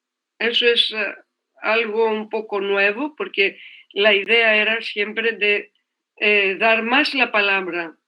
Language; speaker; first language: Spanish; non-native, fluent; Greek